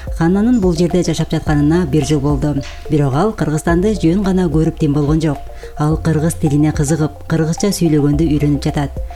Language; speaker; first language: Kyrgyz; native; Kyrgyz